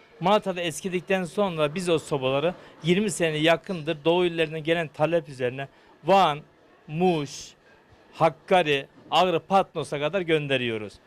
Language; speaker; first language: Turkish; native; Turkish